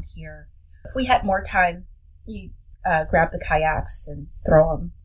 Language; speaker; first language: English; native; English